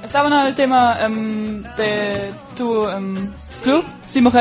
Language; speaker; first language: Spanish; non-native, fluent; German